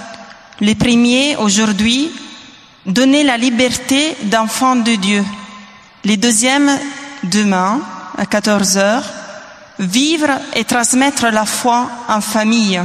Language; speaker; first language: French; non-native, fluent; Italian